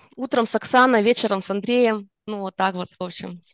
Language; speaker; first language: Russian; non-native, local second language; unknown